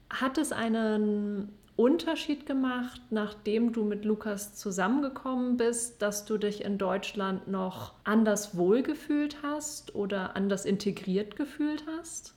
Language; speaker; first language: German; native; German